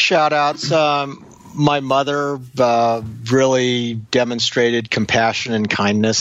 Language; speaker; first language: English; native; English